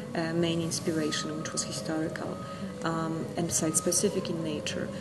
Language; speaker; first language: English; non-native, fluent; Polish